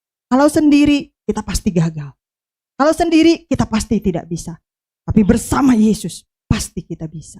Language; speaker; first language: Indonesian; native; Indonesian